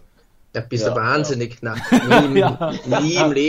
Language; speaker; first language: German; native; German